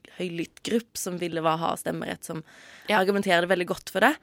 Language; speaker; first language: Norwegian; non-native, fluent; Swedish